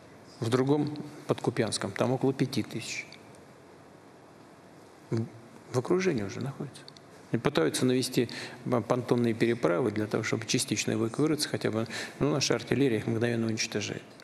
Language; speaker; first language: Russian; native; Russian